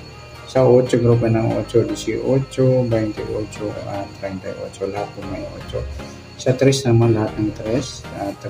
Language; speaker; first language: Filipino; native; Filipino